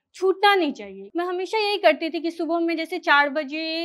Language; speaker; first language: Hindi; native; Hindi